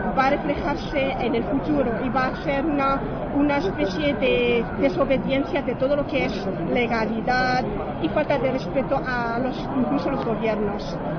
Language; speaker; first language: Spanish; non-native, fluent; Arabic